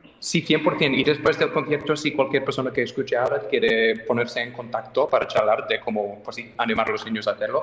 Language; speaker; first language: Spanish; non-native, fluent; English